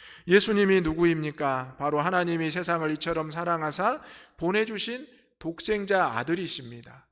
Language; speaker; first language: Korean; native; Korean